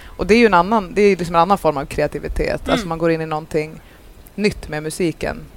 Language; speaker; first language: Swedish; native; Swedish